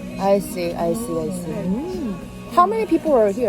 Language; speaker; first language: English; non-native, learner; Korean